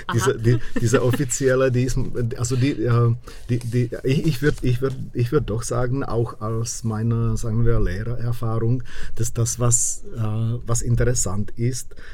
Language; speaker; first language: German; non-native, fluent; Czech